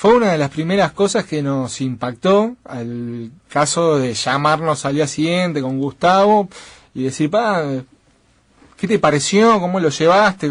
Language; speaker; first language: Spanish; native; Spanish